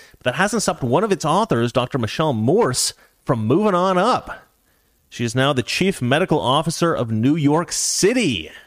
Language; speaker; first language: English; native; English